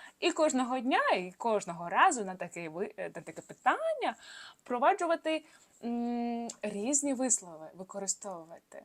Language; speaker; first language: Ukrainian; non-native, local second language; Russian